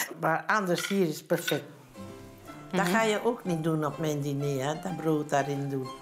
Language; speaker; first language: Dutch; non-native, local second language; French